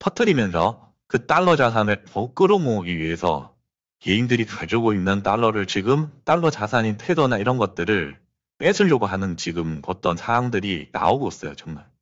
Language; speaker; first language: Korean; native; Korean